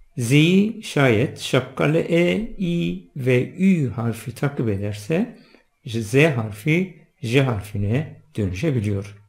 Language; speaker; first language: Turkish; non-native, local second language; Zaza